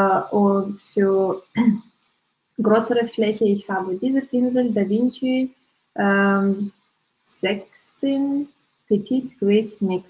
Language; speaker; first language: German; non-native, learner; Russian